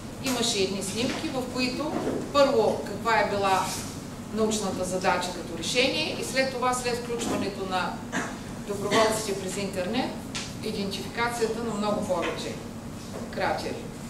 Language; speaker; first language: Bulgarian; native; Bulgarian